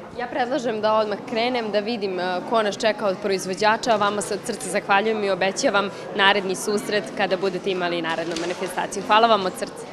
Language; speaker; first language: Serbian; native; Serbian